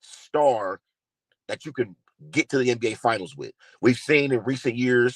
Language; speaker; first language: English; native; English